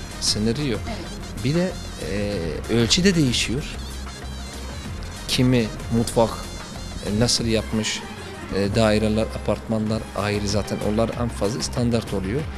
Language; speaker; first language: Turkish; non-native, learner; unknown